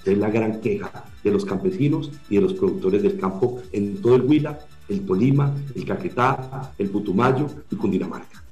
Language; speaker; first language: Spanish; native; Spanish